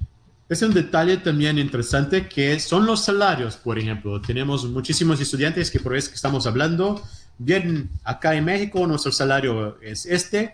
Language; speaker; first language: Spanish; non-native, fluent; Portuguese